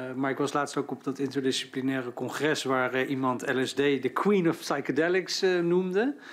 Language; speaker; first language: Dutch; native; Dutch